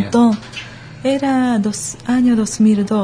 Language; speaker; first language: Spanish; non-native, learner; Japanese